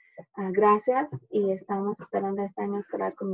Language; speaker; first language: Spanish; early bilingual, heritage; Spanish